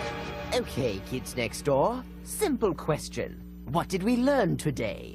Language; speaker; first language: English; native; English